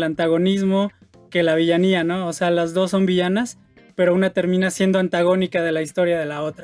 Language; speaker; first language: Spanish; native; Spanish